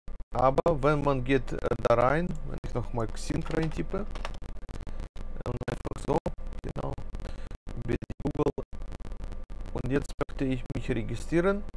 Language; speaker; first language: German; non-native, fluent; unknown